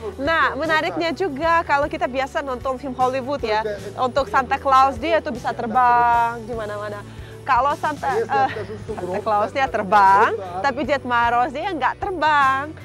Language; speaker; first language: Indonesian; non-native, fluent; Russian